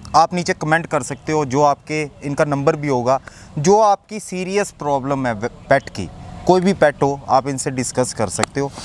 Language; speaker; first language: Hindi; native; Hindi